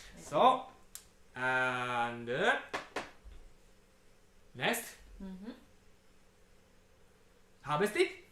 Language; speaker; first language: English; non-native, learner; Japanese